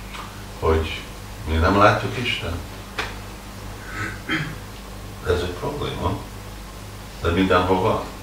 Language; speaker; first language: Hungarian; early bilingual, heritage; Hungarian